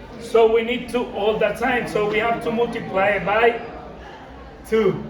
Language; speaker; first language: English; non-native, fluent; Spanish